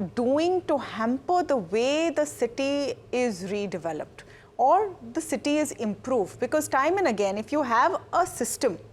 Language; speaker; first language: English; non-native, local second language; Hindi